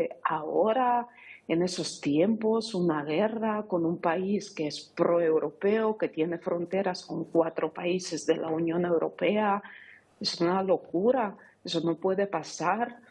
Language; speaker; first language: Spanish; non-native, fluent; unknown